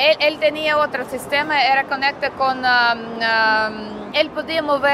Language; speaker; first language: Spanish; non-native, learner; Russian